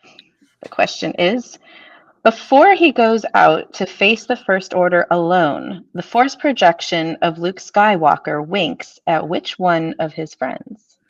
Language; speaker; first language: English; native; English